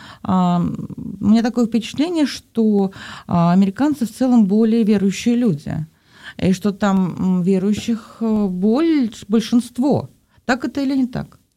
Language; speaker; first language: Russian; native; Russian